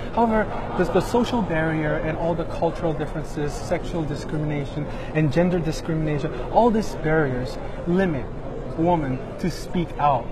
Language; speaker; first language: English; non-native, fluent; Korean